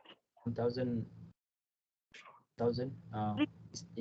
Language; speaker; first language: Filipino; non-native, learner; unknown